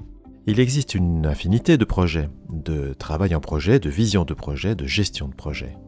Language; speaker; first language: French; native; French